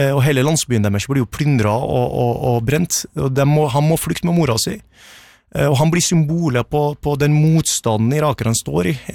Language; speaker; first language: Norwegian; early bilingual, other home language; Arabic